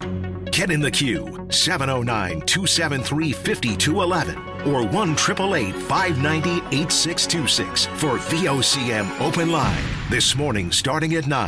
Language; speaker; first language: English; native; English